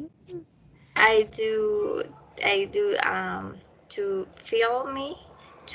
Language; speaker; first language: English; non-native, learner; Spanish